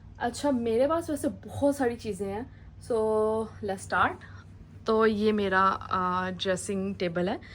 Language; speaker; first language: Urdu; native; Urdu